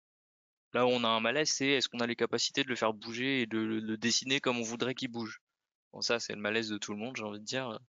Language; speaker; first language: French; native; French